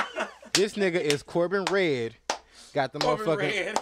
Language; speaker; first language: English; native; English